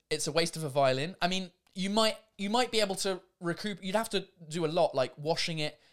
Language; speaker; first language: English; native; English